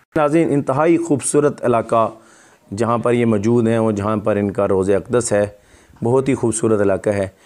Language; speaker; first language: Urdu; non-native, local second language; Punjabi